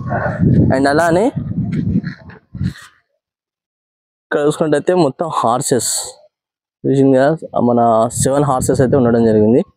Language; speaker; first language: Telugu; native; Telugu